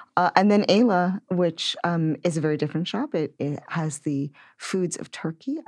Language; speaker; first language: English; native; English